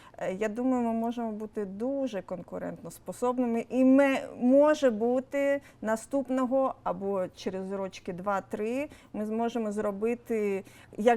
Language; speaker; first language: Ukrainian; non-native, local second language; Russian